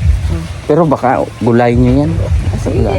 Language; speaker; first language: Filipino; native; Filipino